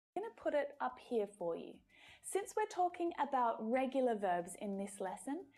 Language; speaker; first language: English; native; English